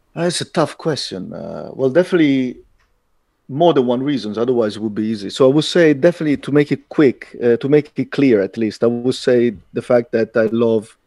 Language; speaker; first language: English; non-native, fluent; Italian